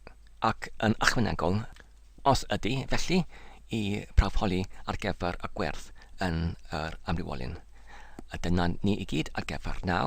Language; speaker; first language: Welsh; non-native, learner; English